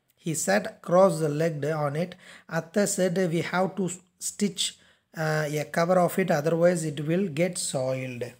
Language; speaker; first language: English; non-native, local second language; Tamil